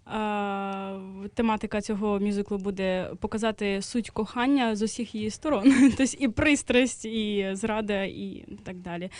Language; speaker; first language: Ukrainian; non-native, local second language; Russian